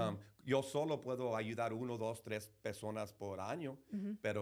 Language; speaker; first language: Spanish; early bilingual, heritage; English